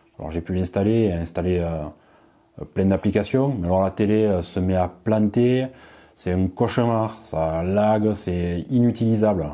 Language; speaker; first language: French; native; French